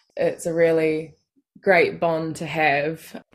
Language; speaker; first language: English; native; English